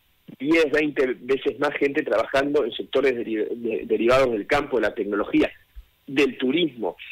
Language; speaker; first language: Spanish; native; Spanish